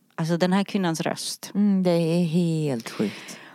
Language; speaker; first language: Swedish; native; Swedish